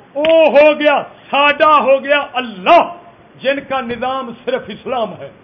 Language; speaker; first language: Urdu; non-native, local second language; Punjabi